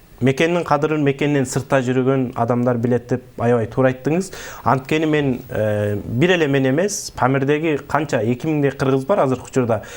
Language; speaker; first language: Kyrgyz; early bilingual, heritage; Kyrgyz